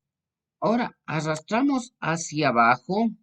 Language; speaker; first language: Spanish; native; Spanish